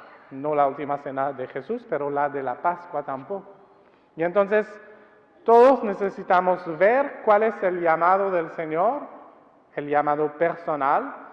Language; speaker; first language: Spanish; non-native, fluent; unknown